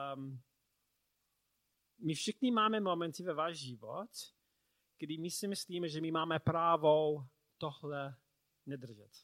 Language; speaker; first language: Czech; non-native, learner; English